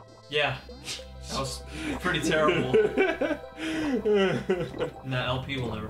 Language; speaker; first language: English; native; English